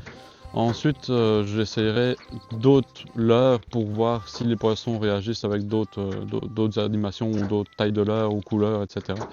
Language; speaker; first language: French; native; French